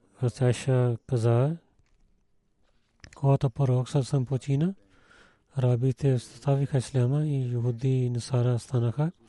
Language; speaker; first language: Bulgarian; non-native, learner; Urdu